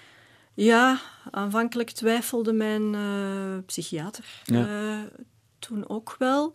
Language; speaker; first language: Dutch; native; Dutch